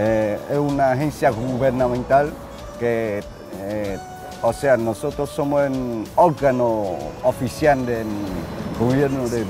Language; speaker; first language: Spanish; non-native, fluent; Vietnamese